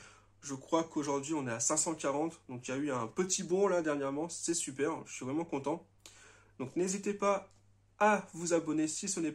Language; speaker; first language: French; native; French